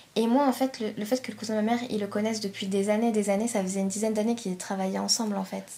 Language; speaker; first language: French; early bilingual, other home language; Persian